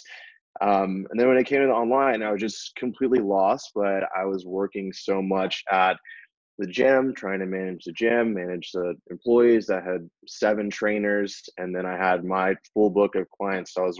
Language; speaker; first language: English; native; English